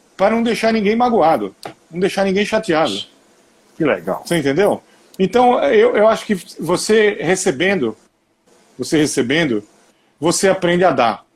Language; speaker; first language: Portuguese; native; Portuguese